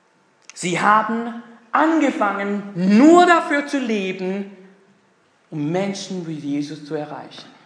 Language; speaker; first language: German; non-native, fluent; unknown